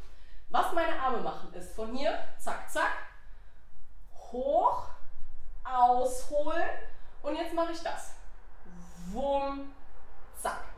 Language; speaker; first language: German; native; German